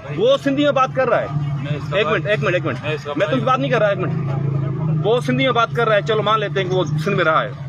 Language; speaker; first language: Urdu; non-native, local second language; Sindhi